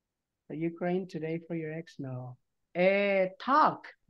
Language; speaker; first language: English; non-native, fluent; Spanish